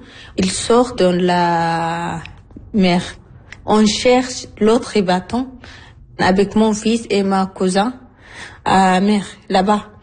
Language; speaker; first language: French; non-native, learner; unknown